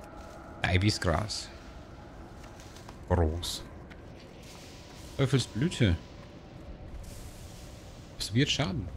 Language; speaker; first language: German; native; German